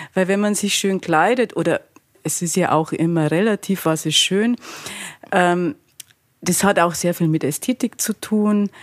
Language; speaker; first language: German; native; German